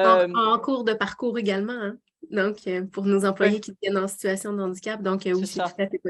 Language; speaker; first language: French; native; French